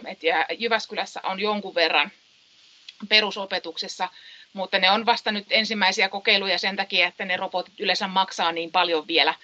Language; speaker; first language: Finnish; native; Finnish